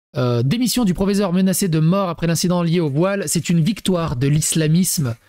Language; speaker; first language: French; native; French